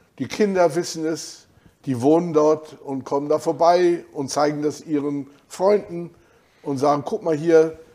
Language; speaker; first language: German; native; German